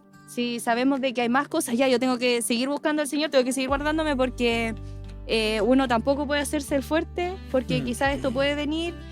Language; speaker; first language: Spanish; native; Spanish